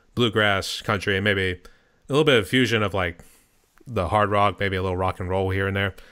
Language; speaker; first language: English; native; English